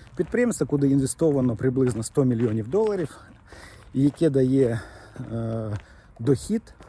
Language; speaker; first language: Ukrainian; non-native, fluent; Lithuanian